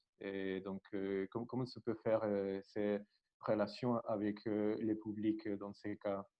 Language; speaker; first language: French; non-native, learner; Spanish